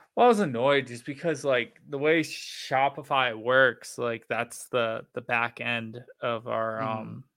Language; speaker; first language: English; native; English